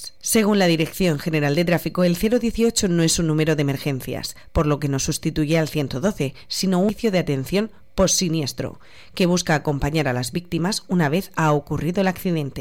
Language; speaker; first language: Spanish; native; Spanish